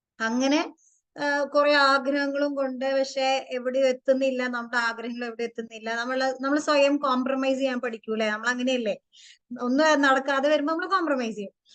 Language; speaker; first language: Malayalam; early bilingual, heritage; Malayalam